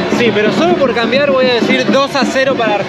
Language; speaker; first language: Spanish; native; Spanish